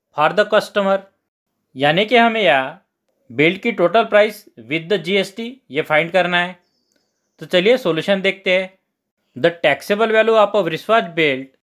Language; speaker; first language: Hindi; non-native, local second language; Marathi